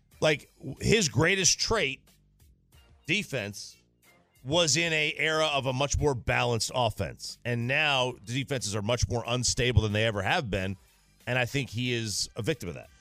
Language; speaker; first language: English; native; English